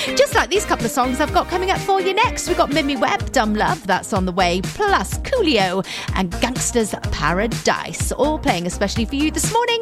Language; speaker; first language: English; native; English